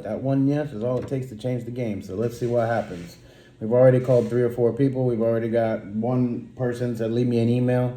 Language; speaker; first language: English; native; English